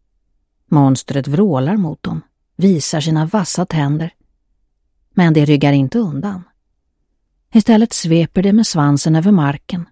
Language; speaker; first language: Swedish; native; Swedish